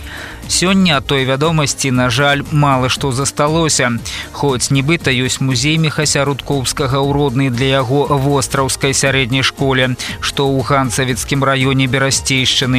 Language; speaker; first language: Belarusian; native; Belarusian